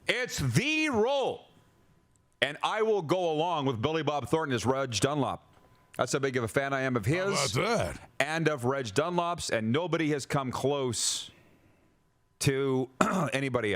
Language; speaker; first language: English; native; English